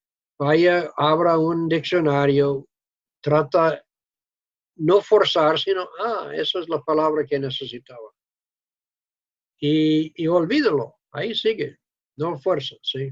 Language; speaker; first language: Spanish; non-native, fluent; English